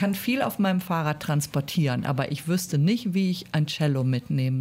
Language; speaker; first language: German; native; German